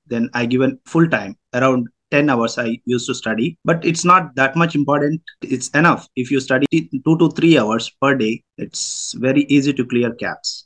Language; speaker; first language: English; non-native, local second language; Telugu